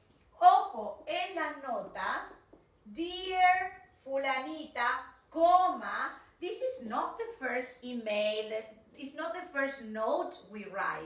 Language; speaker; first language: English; non-native, fluent; Spanish